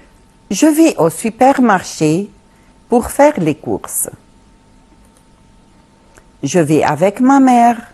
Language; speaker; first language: French; non-native, fluent; Arabic